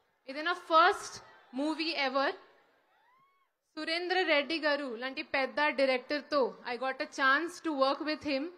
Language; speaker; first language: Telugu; non-native, learner; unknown